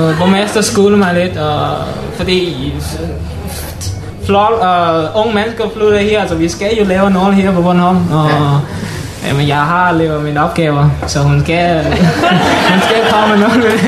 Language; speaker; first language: Danish; non-native, learner; Mon